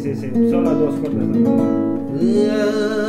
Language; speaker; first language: Spanish; non-native, learner; Russian